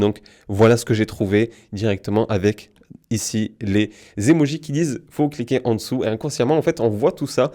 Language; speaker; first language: French; native; French